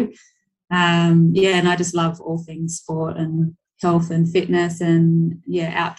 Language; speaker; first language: English; native; English